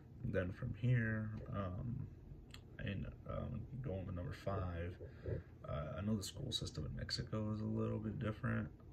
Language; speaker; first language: English; native; English